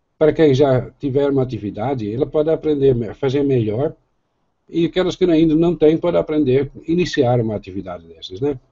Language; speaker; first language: Portuguese; non-native, fluent; Dutch